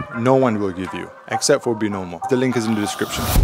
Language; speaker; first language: English; non-native, local second language; Malay